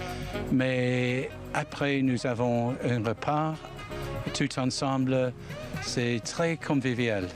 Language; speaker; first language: French; non-native, learner; English